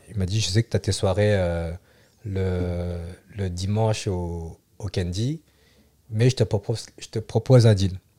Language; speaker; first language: French; early bilingual, other home language; Vietnamese